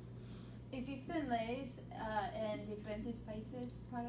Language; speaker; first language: Spanish; non-native, learner; English